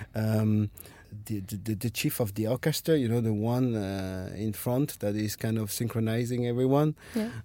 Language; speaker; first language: English; non-native, fluent; French